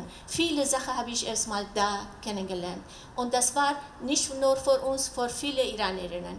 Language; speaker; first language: German; non-native, learner; Persian